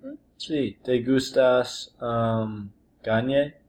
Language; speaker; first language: Spanish; non-native, learner; English